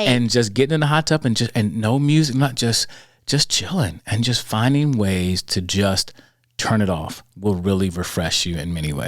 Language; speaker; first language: English; native; English